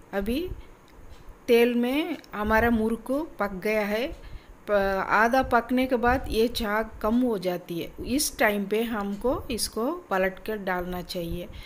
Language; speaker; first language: Hindi; non-native, local second language; Tamil